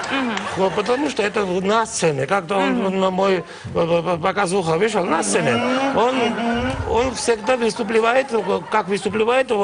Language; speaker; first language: Russian; non-native, learner; Georgian